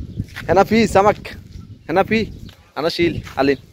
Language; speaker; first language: Arabic; non-native, learner; Bangla